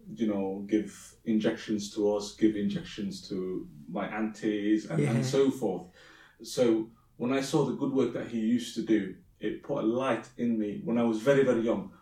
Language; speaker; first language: English; early bilingual, other home language; Somali